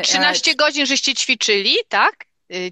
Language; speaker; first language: Polish; native; Polish